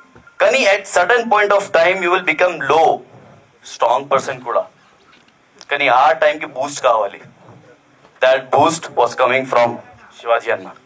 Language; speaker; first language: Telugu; non-native, learner; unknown